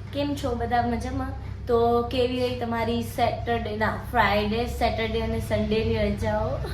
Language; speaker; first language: Gujarati; non-native, local second language; Kachhi